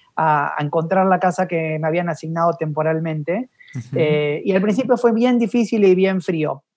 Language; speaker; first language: Spanish; native; Spanish